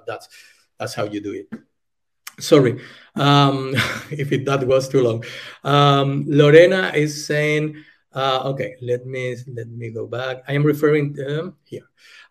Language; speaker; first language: English; non-native, fluent; Spanish